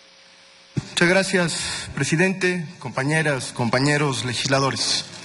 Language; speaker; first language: Spanish; native; Spanish